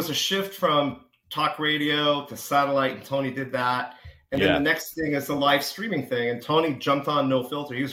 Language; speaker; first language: English; native; English